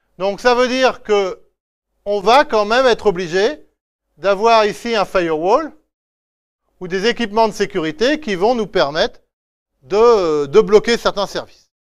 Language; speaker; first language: French; native; French